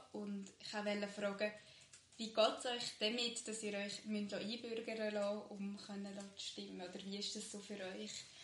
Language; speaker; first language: German; native; German